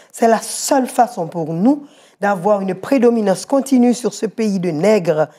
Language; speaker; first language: French; native; French